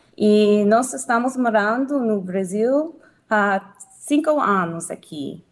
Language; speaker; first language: Portuguese; non-native, learner; English